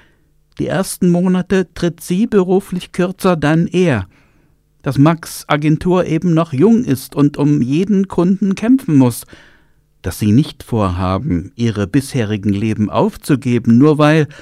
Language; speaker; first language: German; native; German